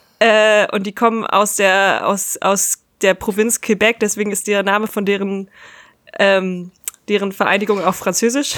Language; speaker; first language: German; native; German